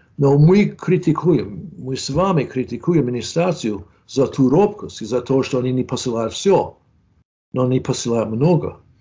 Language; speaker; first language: Russian; non-native, fluent; English